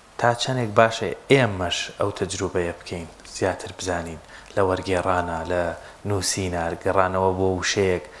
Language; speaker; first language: Central Kurdish; non-native, local second language; Gurani